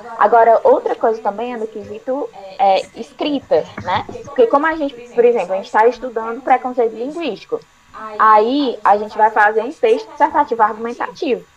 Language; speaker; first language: Portuguese; native; Portuguese